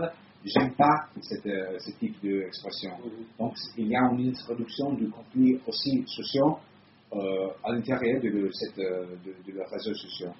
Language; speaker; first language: French; non-native, learner; Italian